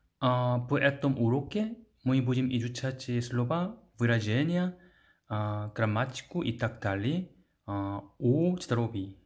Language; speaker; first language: Russian; non-native, learner; Korean